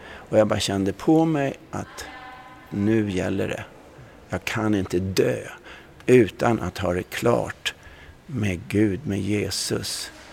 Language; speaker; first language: Swedish; native; Swedish